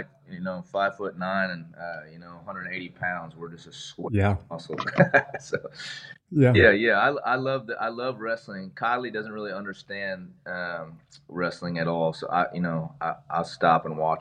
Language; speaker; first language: English; native; English